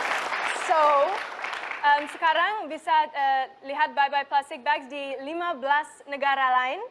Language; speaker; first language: Indonesian; non-native, local second language; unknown